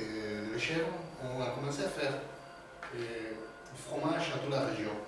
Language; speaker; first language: French; non-native, learner; Spanish